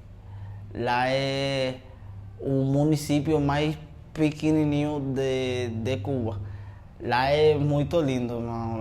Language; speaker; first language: Portuguese; non-native, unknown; Spanish